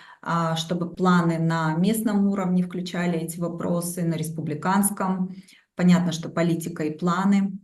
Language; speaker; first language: Russian; native; Russian